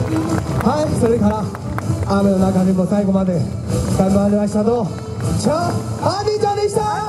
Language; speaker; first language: Japanese; non-native, fluent; Chinese